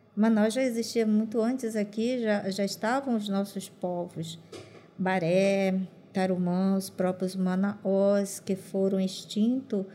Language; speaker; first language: Portuguese; non-native, local second language; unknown